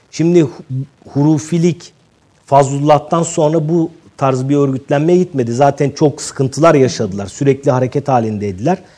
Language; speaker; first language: Turkish; native; Turkish